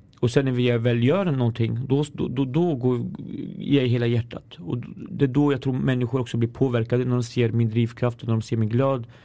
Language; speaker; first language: Swedish; early bilingual, other home language; Arabic